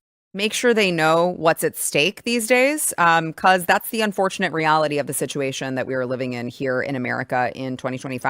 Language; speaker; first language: English; native; English